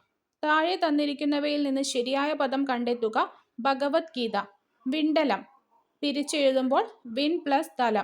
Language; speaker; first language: Malayalam; native; Malayalam